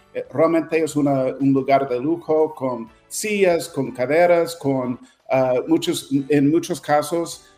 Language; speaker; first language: Spanish; non-native, fluent; English